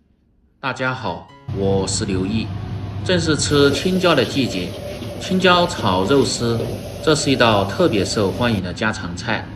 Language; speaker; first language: Chinese; native; Chinese